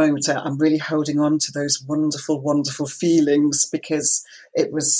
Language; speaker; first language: English; native; English